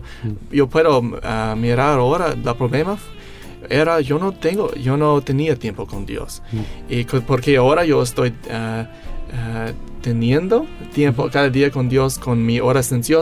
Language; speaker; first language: Spanish; non-native, learner; English